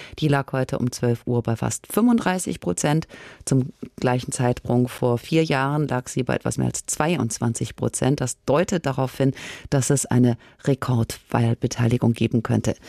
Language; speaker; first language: German; native; German